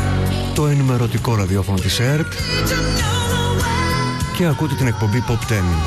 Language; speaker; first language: Greek; native; Greek